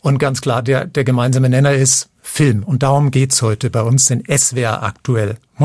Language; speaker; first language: German; native; German